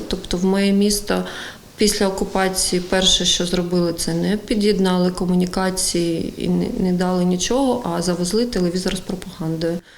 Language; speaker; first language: Ukrainian; non-native, local second language; Russian